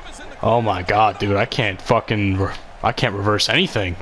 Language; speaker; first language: English; native; English